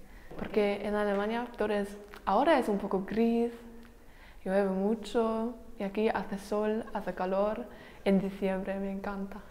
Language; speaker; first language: Spanish; non-native, learner; German